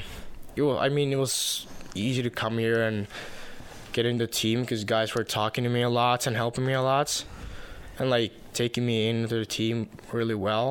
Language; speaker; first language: English; non-native, fluent; Finnish